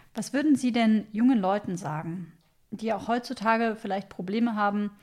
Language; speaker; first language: German; native; German